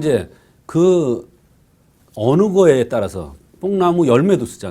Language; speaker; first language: Korean; native; Korean